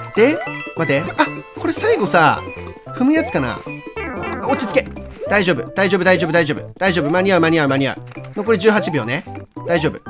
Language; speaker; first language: Japanese; native; Japanese